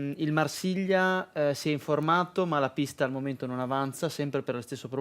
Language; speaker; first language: Italian; native; Italian